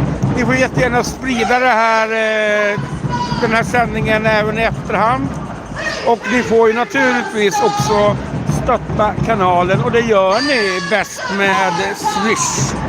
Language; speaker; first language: Swedish; native; Swedish